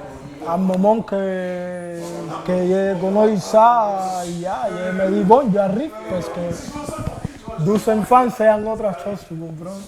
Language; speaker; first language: French; non-native, learner; Spanish